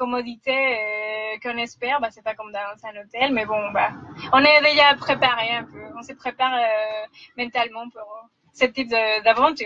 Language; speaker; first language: French; non-native, fluent; Spanish